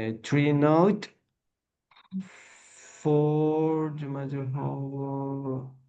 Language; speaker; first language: English; non-native, learner; Spanish